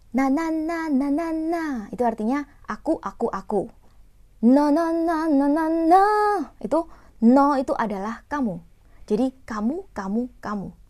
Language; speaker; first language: Indonesian; non-native, fluent; Korean